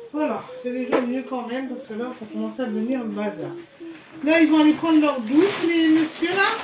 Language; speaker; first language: French; native; French